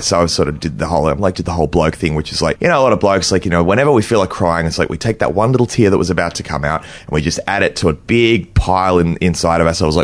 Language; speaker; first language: English; native; English